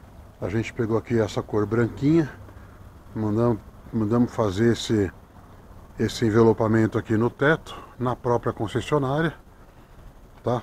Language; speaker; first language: Portuguese; native; Portuguese